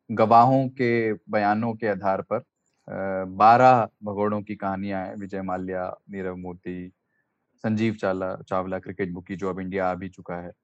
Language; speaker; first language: Hindi; native; Hindi